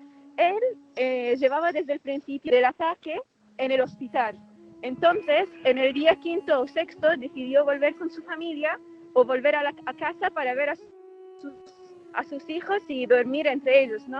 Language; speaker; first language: Spanish; non-native, fluent; Arabic